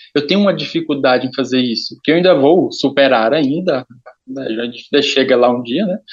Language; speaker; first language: Portuguese; native; Portuguese